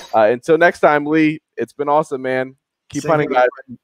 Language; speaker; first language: English; native; English